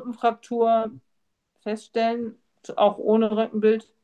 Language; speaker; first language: German; native; German